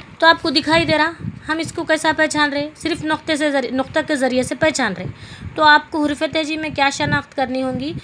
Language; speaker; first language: Urdu; native; Urdu